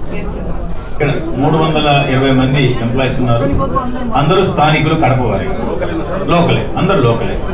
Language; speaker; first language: Telugu; native; Telugu